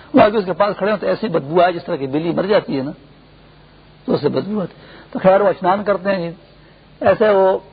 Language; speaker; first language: Urdu; non-native, local second language; Pashto